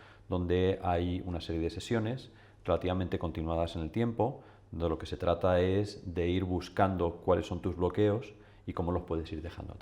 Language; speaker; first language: Spanish; native; Spanish